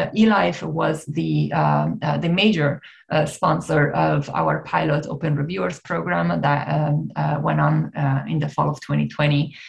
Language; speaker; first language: English; non-native, fluent; Italian